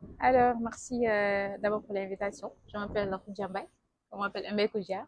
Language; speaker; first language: French; non-native, local second language; Wolof